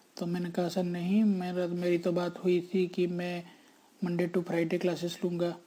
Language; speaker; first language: Hindi; native; Hindi